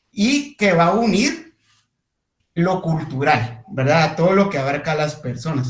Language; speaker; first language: Spanish; native; Spanish